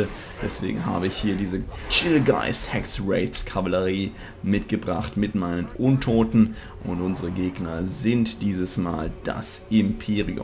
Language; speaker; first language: German; native; German